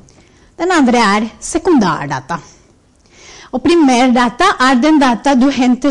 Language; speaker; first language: Norwegian; non-native, fluent; Spanish